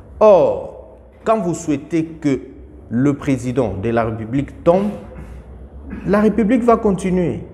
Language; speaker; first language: French; non-native, local second language; Lingala